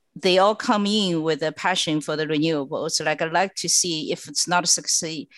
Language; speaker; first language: English; non-native, fluent; Chinese